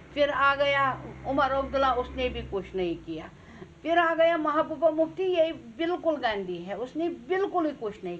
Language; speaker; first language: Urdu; non-native, local second language; Kashmiri